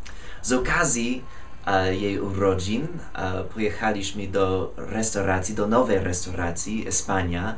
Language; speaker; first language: Polish; non-native, fluent; English